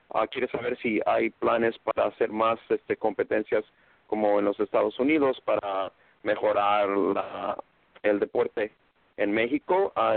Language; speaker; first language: Spanish; early bilingual, heritage; Spanish